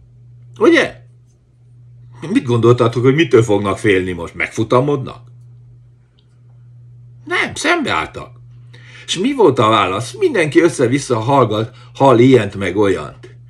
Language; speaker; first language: Hungarian; native; Hungarian